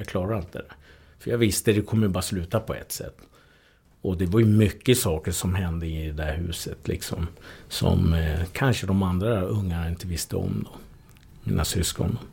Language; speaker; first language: Swedish; early bilingual, other home language; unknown